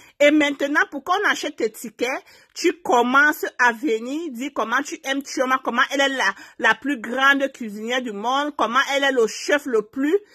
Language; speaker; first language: French; non-native, local second language; Haitian Creole